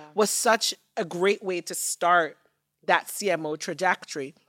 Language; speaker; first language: English; non-native, local second language; Yoruba